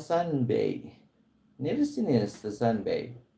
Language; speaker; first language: Turkish; non-native, learner; Filipino